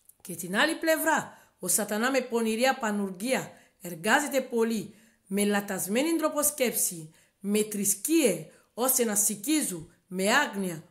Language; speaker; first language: Greek; non-native, learner; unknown